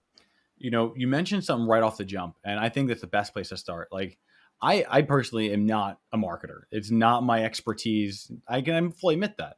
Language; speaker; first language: English; native; English